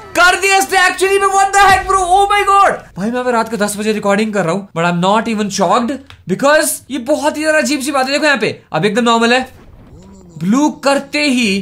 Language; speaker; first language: Hindi; native; Hindi